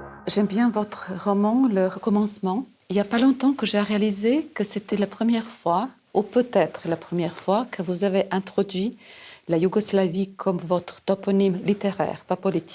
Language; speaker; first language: French; non-native, fluent; Serbian